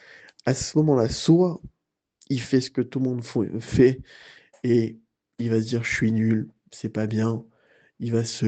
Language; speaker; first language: French; native; French